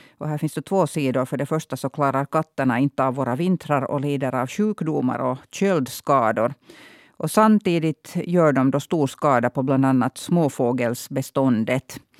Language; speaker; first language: Swedish; native; Swedish